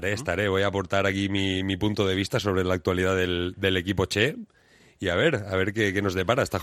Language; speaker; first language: Spanish; native; Spanish